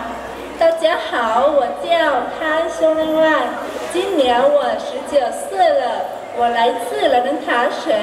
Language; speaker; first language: Chinese; non-native, learner; Hmong